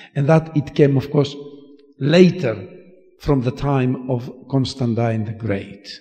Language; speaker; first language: English; non-native, fluent; Greek